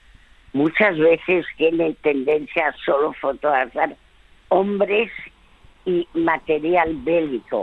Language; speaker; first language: Spanish; early bilingual, other home language; French